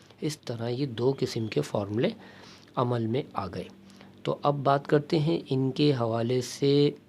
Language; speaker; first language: Urdu; native; Urdu